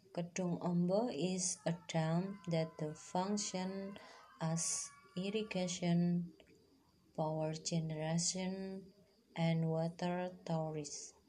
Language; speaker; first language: English; non-native, fluent; Indonesian